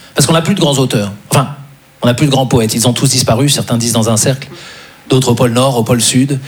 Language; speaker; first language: French; native; French